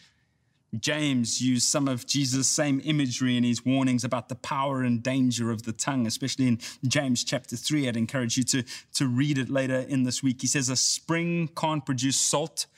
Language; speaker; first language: English; native; English